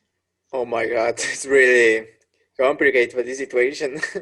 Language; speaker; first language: English; non-native, learner; Spanish